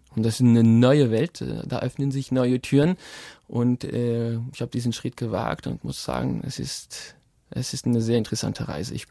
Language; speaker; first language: German; non-native, fluent; French